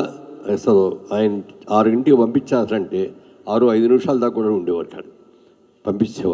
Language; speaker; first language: Telugu; native; Telugu